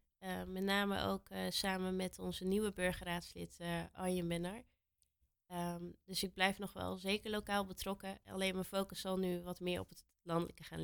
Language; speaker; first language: Dutch; native; Dutch